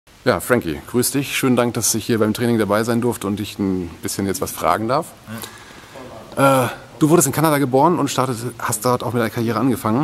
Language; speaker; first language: German; native; German